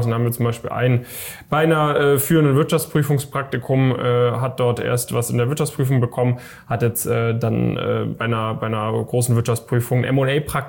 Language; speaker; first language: German; native; German